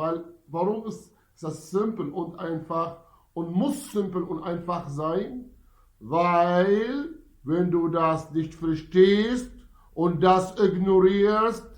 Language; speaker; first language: German; non-native, fluent; Arabic